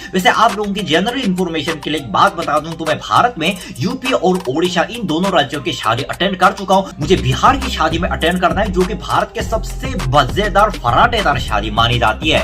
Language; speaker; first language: Hindi; non-native, fluent; Korean